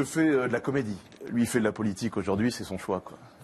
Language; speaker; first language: French; native; French